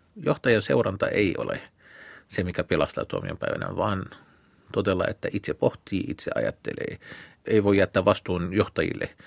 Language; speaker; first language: Finnish; non-native, fluent; Arabic